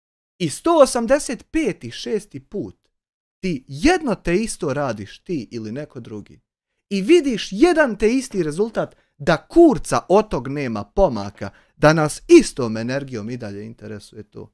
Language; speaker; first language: Bosnian; native; Bosnian